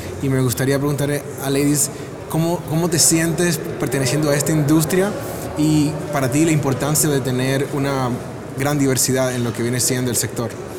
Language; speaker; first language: Spanish; native; Spanish